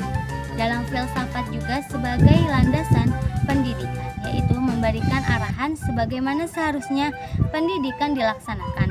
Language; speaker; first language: Indonesian; native; Indonesian